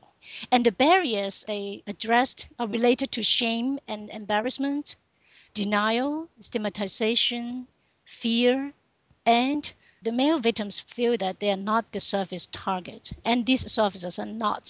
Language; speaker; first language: English; non-native, local second language; Cantonese